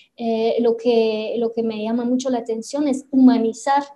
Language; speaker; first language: Spanish; non-native, fluent; Romanian